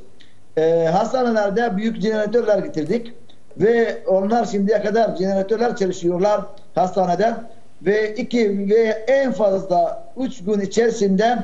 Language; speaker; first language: Turkish; non-native, fluent; Arabic